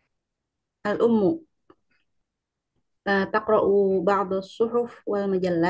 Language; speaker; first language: Arabic; non-native, learner; Indonesian